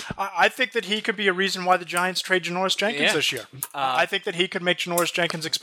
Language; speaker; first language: English; native; English